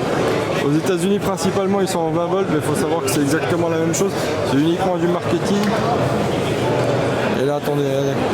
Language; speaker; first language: French; native; French